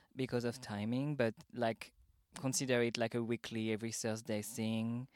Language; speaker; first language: English; non-native, fluent; French